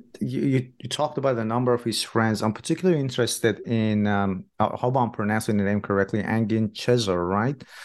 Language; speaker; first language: English; non-native, fluent; Persian